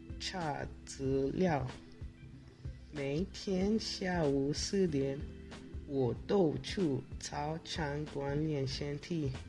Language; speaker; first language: Chinese; non-native, learner; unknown